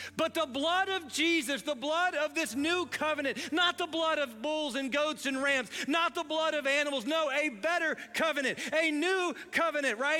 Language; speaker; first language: English; native; English